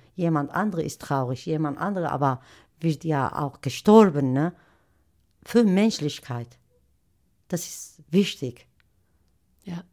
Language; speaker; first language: German; non-native, learner; Turkish